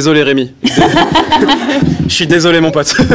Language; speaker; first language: French; native; French